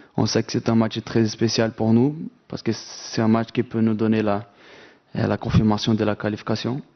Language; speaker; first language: French; non-native, fluent; Portuguese